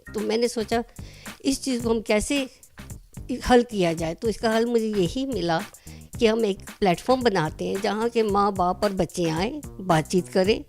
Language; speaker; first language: Urdu; non-native, fluent; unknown